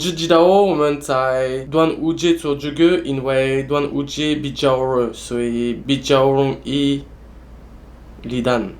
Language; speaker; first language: Chinese; non-native, learner; French